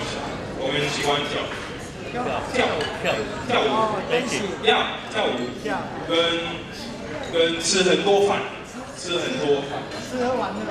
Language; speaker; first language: Chinese; non-native, learner; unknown